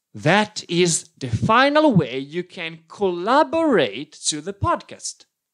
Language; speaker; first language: English; non-native, fluent; Italian